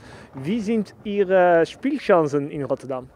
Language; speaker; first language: German; non-native, learner; Dutch